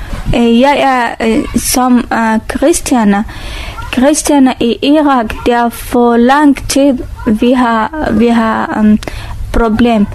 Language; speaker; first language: Danish; non-native, learner; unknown